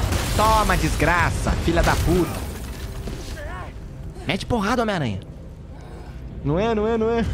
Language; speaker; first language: Portuguese; native; Portuguese